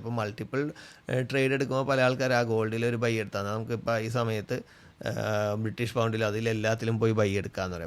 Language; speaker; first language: Malayalam; native; Malayalam